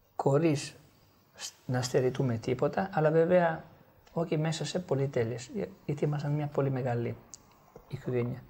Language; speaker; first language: Greek; non-native, fluent; Italian